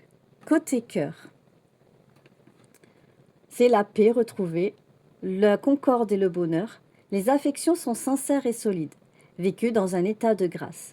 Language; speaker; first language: French; native; French